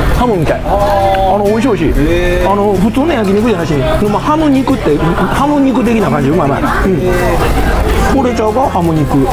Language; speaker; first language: Japanese; native; Japanese